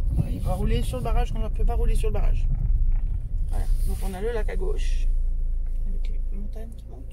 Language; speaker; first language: French; native; French